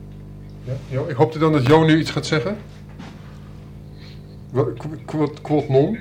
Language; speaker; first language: Dutch; native; Dutch